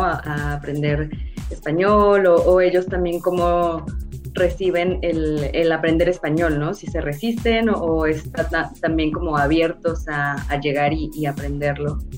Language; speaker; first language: Spanish; native; Spanish